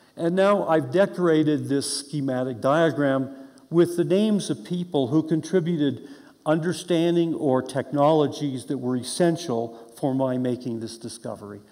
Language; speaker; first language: English; native; English